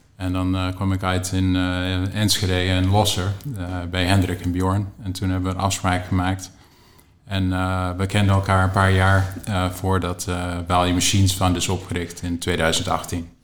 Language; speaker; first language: Dutch; non-native, fluent; English